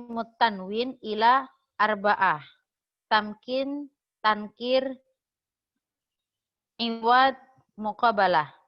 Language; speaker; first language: Arabic; non-native, fluent; Indonesian